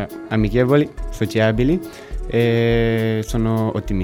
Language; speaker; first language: Italian; non-native, fluent; Romanian